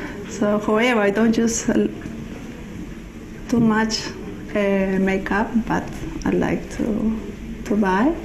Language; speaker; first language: English; non-native, learner; Spanish